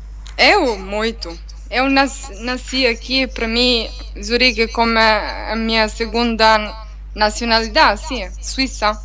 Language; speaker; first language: Portuguese; non-native, learner; Italian